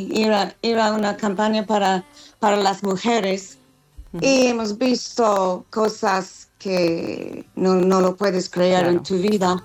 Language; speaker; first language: Spanish; non-native, fluent; English